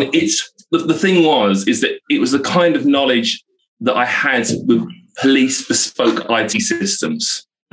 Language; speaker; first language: English; native; English